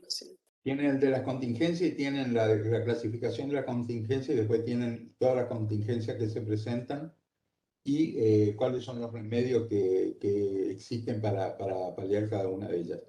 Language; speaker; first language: Spanish; native; Spanish